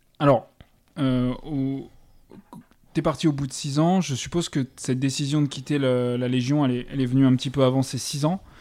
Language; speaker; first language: French; native; French